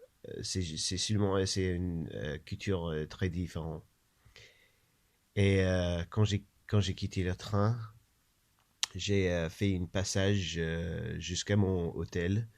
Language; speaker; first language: French; non-native, learner; English